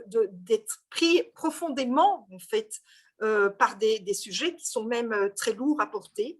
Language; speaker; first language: French; native; French